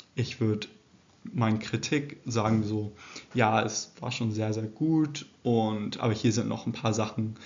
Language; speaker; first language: German; early bilingual, heritage; English